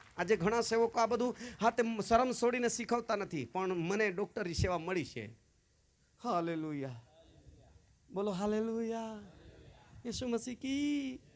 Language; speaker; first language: Gujarati; non-native, local second language; Kukna